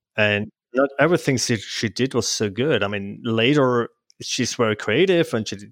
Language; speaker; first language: English; non-native, fluent; Swiss German